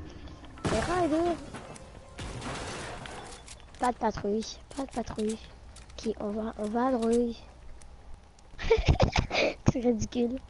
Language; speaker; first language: French; native; French